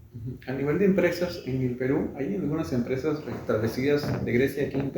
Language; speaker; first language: Spanish; native; Spanish